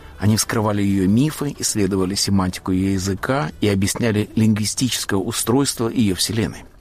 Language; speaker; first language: Russian; native; Russian